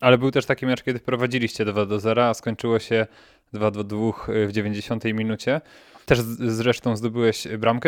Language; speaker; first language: Polish; native; Polish